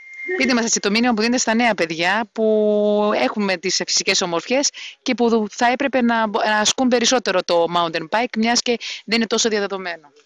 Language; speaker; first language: Greek; native; Greek